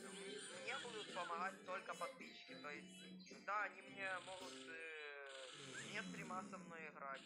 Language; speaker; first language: Russian; native; Russian